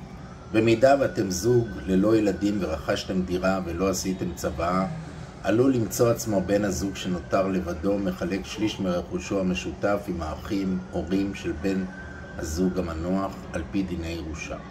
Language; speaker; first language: Hebrew; native; Hebrew